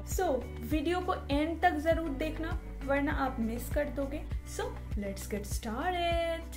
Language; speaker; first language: Hindi; non-native, local second language; Bangla